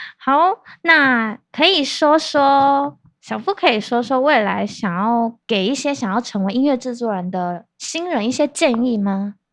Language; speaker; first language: Chinese; native; Chinese